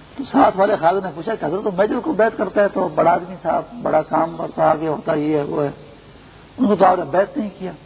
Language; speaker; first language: Urdu; non-native, local second language; Pashto